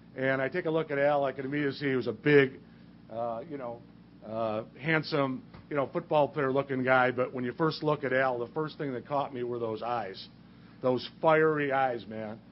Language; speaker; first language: English; native; English